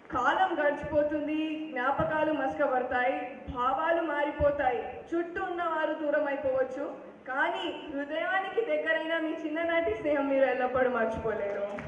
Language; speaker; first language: Telugu; non-native, local second language; Hindi